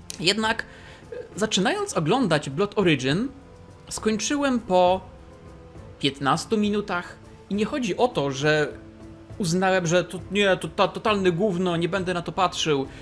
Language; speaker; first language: Polish; native; Polish